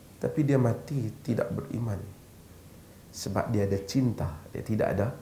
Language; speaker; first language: Malay; native; Malay